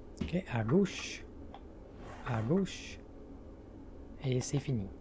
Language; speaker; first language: French; non-native, learner; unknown